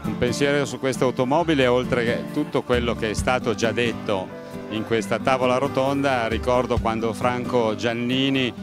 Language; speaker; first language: Italian; native; Italian